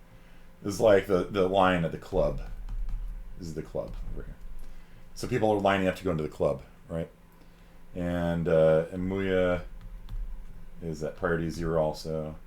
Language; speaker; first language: English; native; English